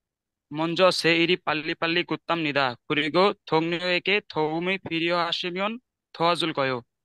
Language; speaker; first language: Korean; non-native, learner; Bangla